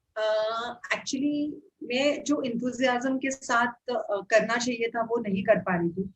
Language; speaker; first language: Hindi; non-native, local second language; Marathi